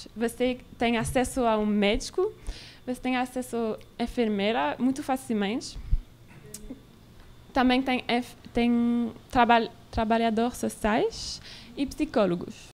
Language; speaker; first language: Portuguese; non-native, learner; French